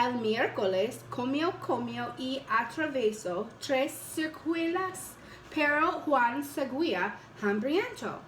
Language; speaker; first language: Spanish; non-native, learner; English